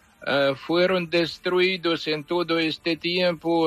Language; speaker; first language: Spanish; non-native, fluent; Ukrainian